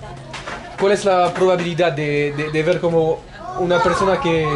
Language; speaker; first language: Spanish; non-native, learner; French